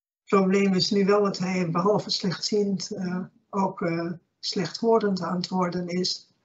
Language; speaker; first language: Dutch; native; Dutch